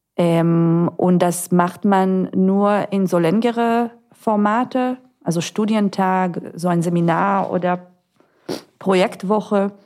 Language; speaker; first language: German; non-native, fluent; Hebrew